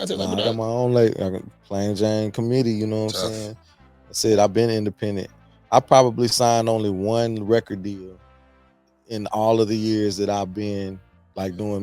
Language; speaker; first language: English; native; English